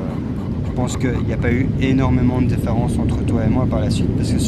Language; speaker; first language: French; native; French